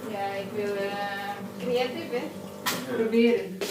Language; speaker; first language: Dutch; non-native, learner; Filipino